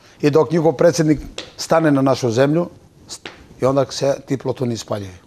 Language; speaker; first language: Bosnian; non-native, local second language; Turkish